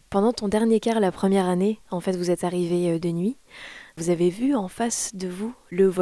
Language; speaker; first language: French; native; French